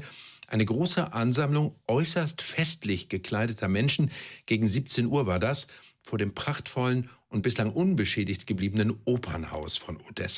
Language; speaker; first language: German; native; German